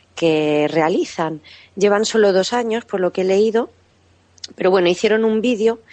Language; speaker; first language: Spanish; native; Spanish